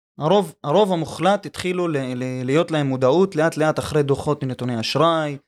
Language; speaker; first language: Hebrew; non-native, local second language; Arabic